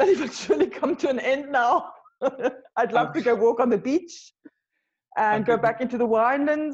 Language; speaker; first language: English; non-native, local second language; Afrikaans